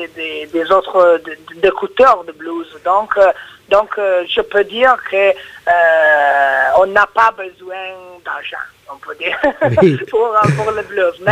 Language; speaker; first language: French; non-native, learner; Italian